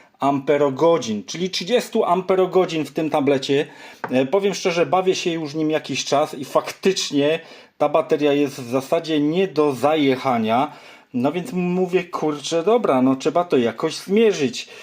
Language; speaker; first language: Polish; native; Polish